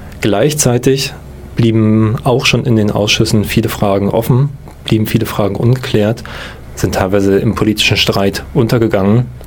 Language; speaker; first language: German; native; German